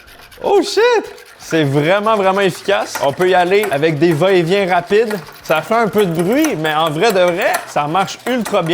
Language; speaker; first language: French; native; French